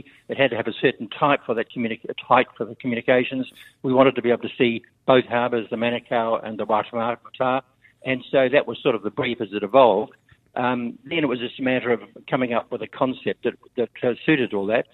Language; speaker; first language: English; native; English